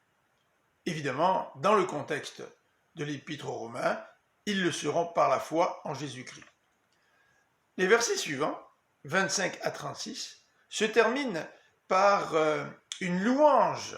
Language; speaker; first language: French; native; French